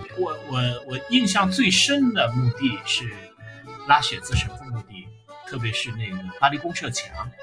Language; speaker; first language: Chinese; native; Chinese